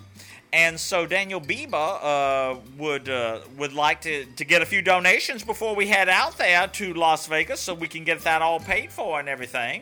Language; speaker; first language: English; native; English